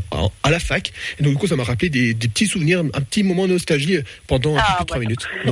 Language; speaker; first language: French; native; French